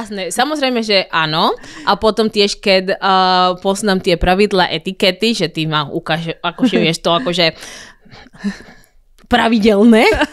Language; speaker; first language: Slovak; non-native, fluent; Spanish